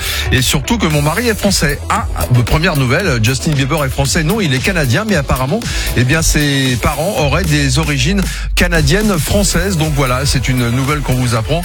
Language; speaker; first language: French; native; French